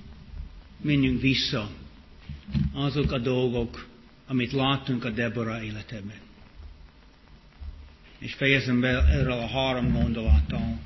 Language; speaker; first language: Hungarian; non-native, fluent; English